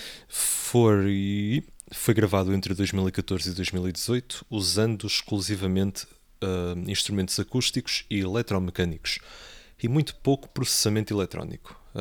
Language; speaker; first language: Portuguese; native; Portuguese